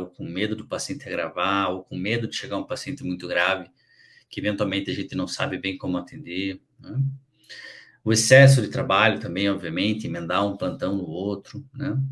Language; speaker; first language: Portuguese; native; Portuguese